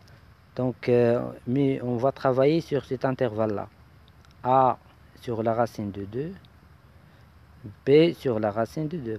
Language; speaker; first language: French; non-native, local second language; Arabic